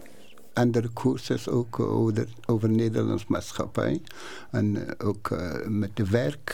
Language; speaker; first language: Dutch; non-native, learner; Persian